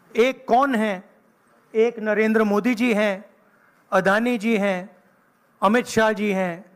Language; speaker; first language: Hindi; native; Hindi